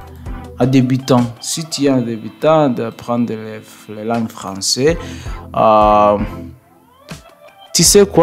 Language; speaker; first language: French; non-native, learner; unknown